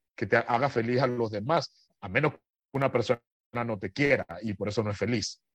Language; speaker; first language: Spanish; native; Spanish